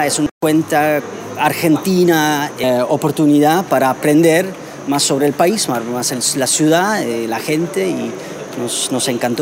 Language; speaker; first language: Spanish; non-native, learner; Dutch